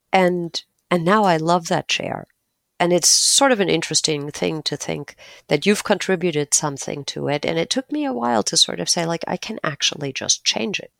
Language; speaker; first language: English; non-native, fluent; German